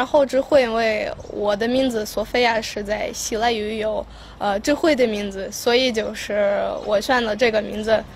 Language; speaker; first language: Chinese; non-native, fluent; Ukrainian